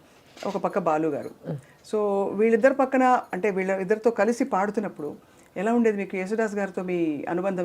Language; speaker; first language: Telugu; native; Telugu